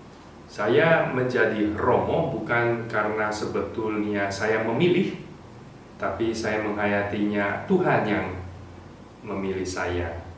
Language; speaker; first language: Indonesian; native; Indonesian